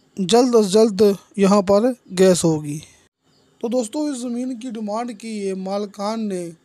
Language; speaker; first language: Urdu; non-native, local second language; Punjabi